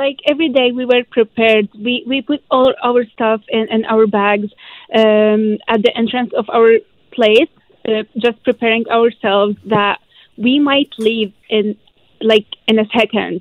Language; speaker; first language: English; non-native, fluent; Arabic